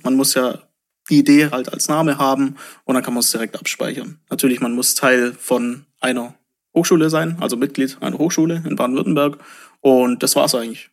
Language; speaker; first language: German; native; German